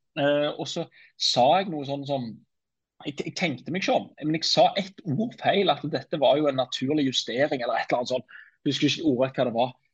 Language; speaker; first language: Norwegian; native; Norwegian